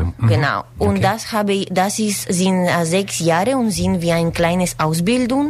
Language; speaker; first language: German; non-native, learner; Spanish